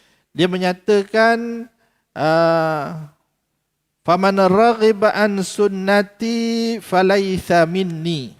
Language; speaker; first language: Malay; native; Malay